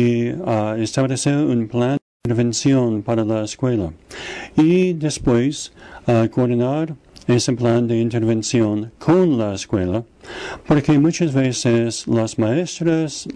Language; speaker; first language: Spanish; non-native, fluent; English